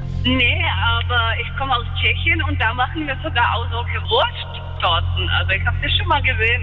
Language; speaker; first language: German; non-native, fluent; Czech